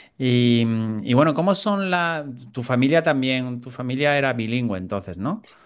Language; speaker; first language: Spanish; native; Spanish